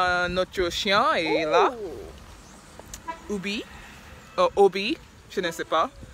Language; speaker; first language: French; non-native, learner; English